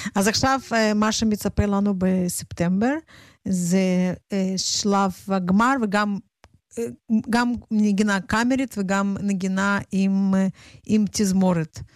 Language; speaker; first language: Hebrew; non-native, fluent; Russian